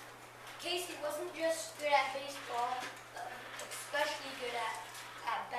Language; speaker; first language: English; native; English